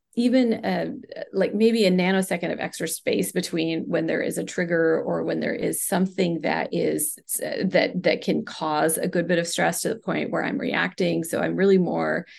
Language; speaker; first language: English; non-native, local second language; Hindi